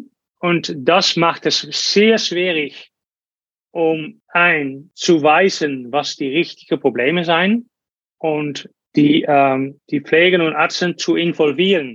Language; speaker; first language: German; non-native, learner; Dutch